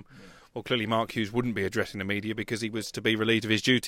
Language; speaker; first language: English; native; English